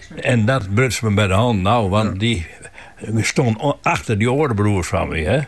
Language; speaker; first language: Dutch; non-native, local second language; Western Frisian